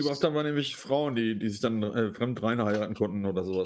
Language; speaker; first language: German; native; German